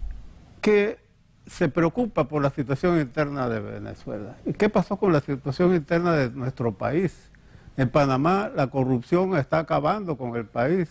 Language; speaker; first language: Spanish; native; Spanish